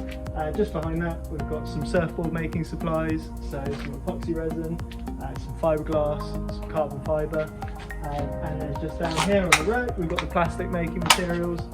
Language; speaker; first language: English; native; English